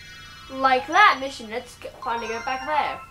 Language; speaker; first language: English; native; English